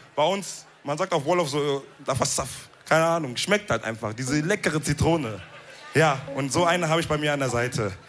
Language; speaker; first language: German; early bilingual, other home language; Wolof